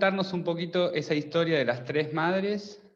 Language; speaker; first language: Spanish; native; Spanish